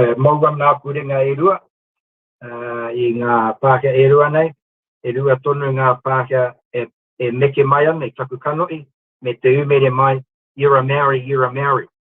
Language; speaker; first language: Māori; non-native, local second language; English